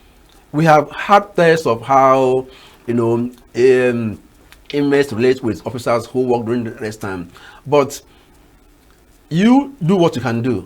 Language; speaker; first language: English; non-native, local second language; Igbo